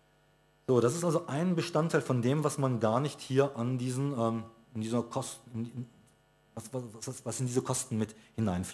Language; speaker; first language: German; native; German